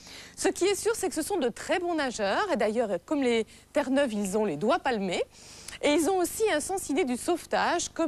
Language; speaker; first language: French; native; French